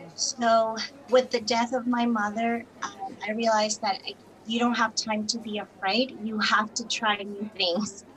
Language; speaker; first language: English; non-native, fluent; Spanish